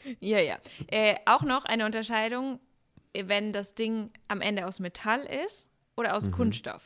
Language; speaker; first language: German; native; German